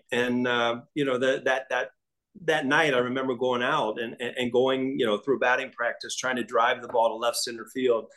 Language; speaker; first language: English; native; English